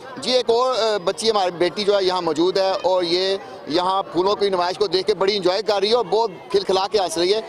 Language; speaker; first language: Urdu; non-native, local second language; Punjabi